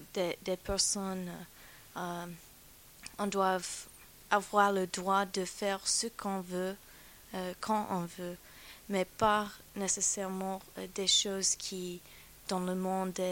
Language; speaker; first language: French; non-native, fluent; English